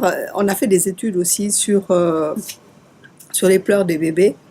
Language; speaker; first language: French; native; French